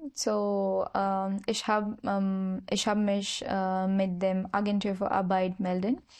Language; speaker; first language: German; non-native, learner; Marathi